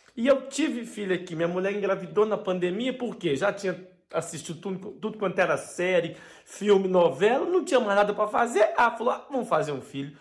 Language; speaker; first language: Portuguese; native; Portuguese